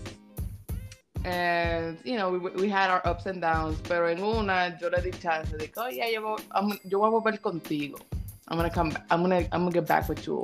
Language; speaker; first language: English; native; English